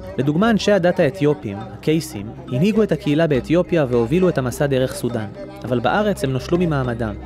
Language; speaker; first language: Hebrew; native; Hebrew